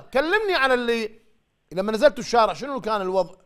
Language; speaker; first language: Arabic; native; Arabic